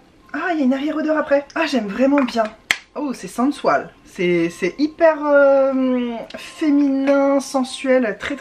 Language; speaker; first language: French; native; French